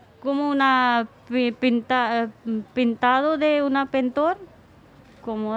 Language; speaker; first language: Spanish; non-native, learner; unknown